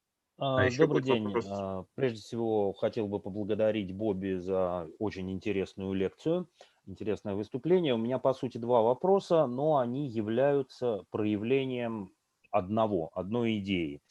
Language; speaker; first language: Russian; native; Russian